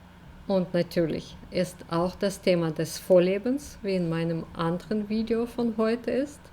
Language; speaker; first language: German; non-native, fluent; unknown